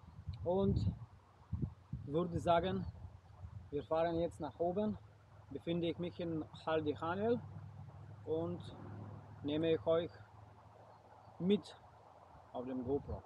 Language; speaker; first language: German; non-native, learner; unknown